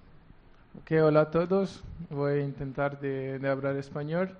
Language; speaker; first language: Spanish; non-native, learner; French